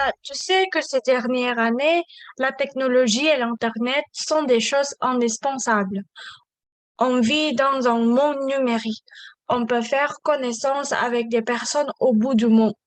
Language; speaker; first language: French; non-native, learner; Indonesian